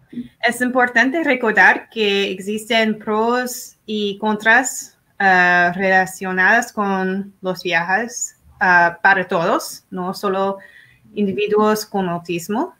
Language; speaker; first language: Spanish; non-native, learner; English